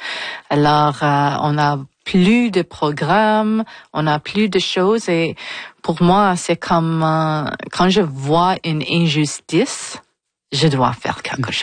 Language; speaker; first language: French; non-native, fluent; English